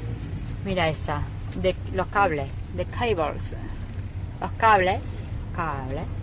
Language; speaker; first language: Spanish; native; Spanish